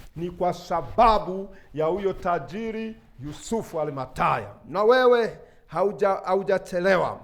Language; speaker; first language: Swahili; non-native, local second language; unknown